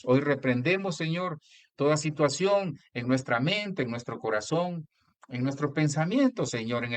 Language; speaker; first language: Spanish; native; Spanish